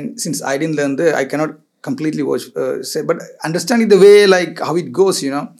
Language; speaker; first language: English; non-native, local second language; Malayalam